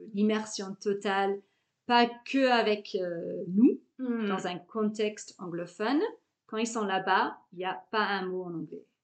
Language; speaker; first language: French; non-native, fluent; English